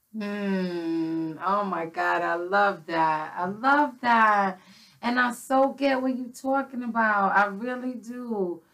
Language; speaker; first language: English; native; English